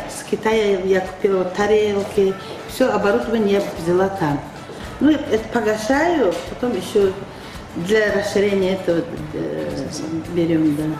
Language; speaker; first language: Russian; non-native, local second language; Tajik